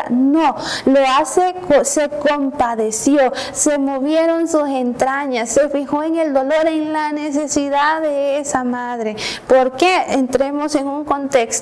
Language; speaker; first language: Spanish; native; Spanish